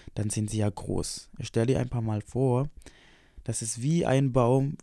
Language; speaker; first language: German; non-native, fluent; Indonesian